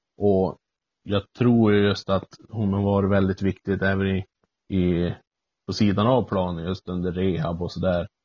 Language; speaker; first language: Swedish; native; Swedish